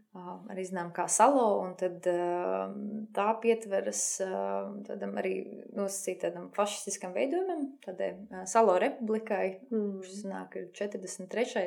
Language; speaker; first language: Latvian; native; Latvian